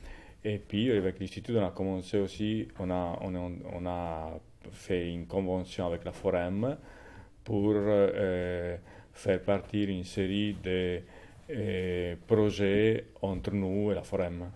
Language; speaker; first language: French; non-native, fluent; Italian